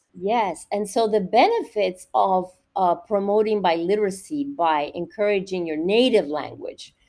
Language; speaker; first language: English; non-native, fluent; Spanish